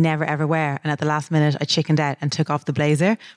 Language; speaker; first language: English; native; English